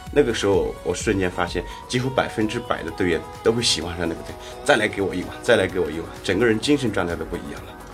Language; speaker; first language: Chinese; non-native, local second language; Tibetan